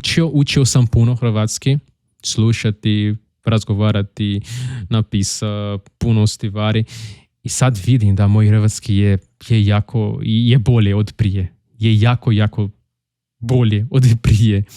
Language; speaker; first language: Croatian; non-native, learner; Portuguese